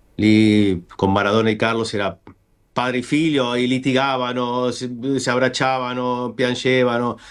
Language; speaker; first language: Italian; non-native, fluent; Spanish